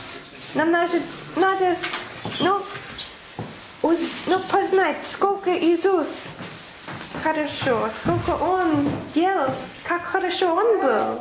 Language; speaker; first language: Russian; non-native, fluent; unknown